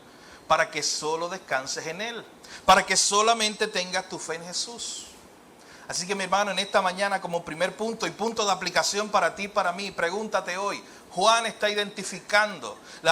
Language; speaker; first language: Spanish; native; Spanish